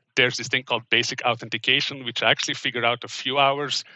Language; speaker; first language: English; non-native, fluent; Dutch